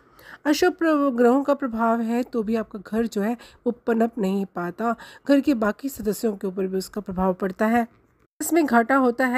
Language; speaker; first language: Hindi; native; Hindi